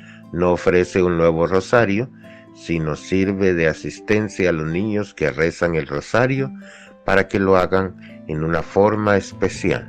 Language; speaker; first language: Spanish; native; Spanish